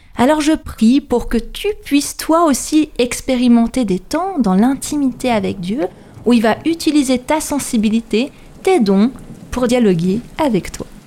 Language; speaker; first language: French; native; French